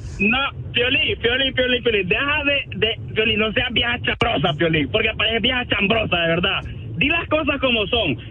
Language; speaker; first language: Spanish; native; Spanish